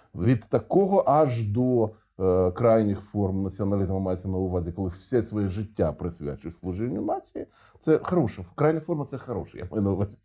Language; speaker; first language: Ukrainian; non-native, local second language; Russian